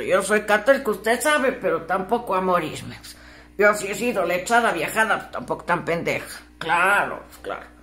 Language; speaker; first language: Spanish; native; Spanish